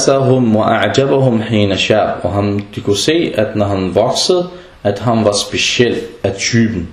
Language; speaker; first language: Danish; non-native, fluent; Arabic